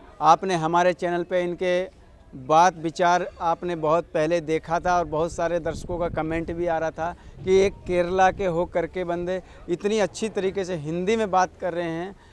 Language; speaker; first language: Hindi; native; Hindi